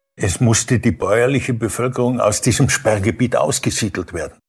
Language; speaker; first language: German; native; German